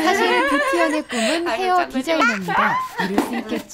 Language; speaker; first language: Korean; native; Korean